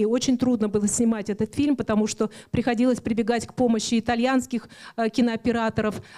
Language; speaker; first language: Russian; native; Russian